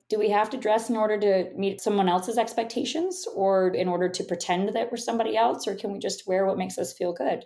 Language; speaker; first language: English; native; English